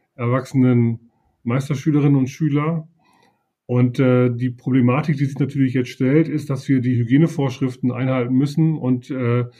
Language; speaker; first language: German; native; German